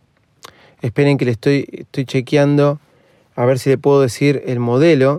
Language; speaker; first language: Spanish; native; Spanish